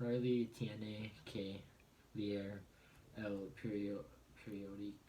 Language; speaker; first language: Spanish; non-native, learner; English